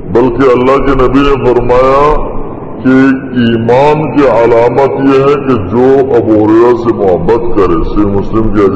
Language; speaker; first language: Urdu; non-native, local second language; Pashto